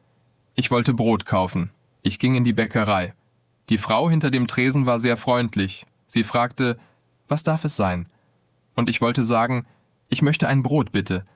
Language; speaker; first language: German; non-native, fluent; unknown